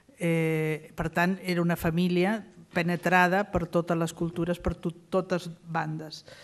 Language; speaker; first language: Catalan; non-native, fluent; Spanish